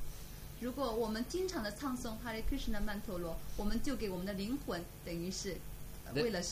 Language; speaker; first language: Chinese; native; Chinese